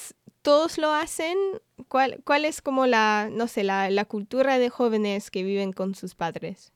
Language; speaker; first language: Spanish; non-native, fluent; English